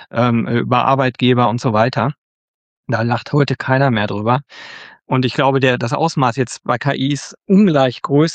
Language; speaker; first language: German; native; German